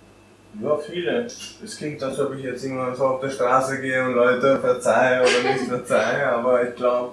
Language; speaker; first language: German; non-native, fluent; Albanian